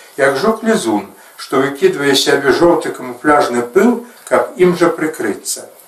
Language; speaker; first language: Belarusian; native; Belarusian